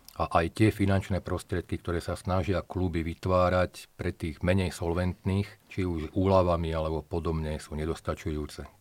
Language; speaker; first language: Slovak; native; Slovak